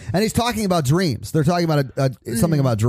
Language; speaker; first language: English; native; English